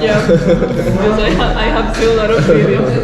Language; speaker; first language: English; non-native, learner; Spanish